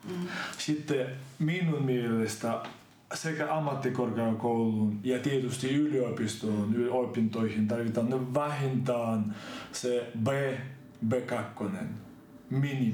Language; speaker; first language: Finnish; non-native, fluent; Ukrainian